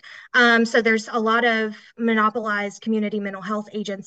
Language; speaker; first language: English; native; English